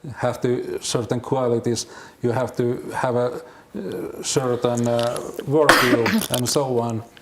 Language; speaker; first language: English; non-native, learner; Finnish